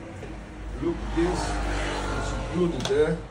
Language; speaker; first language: English; non-native, learner; Greek